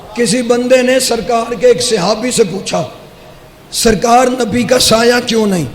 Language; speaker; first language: Urdu; native; Urdu